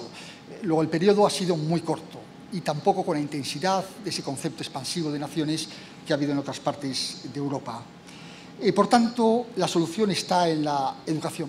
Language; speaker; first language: Spanish; native; Spanish